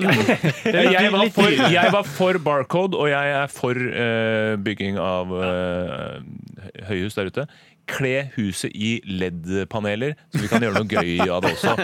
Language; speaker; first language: Norwegian; native; Norwegian